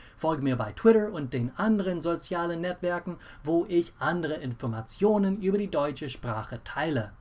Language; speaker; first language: German; non-native, fluent; English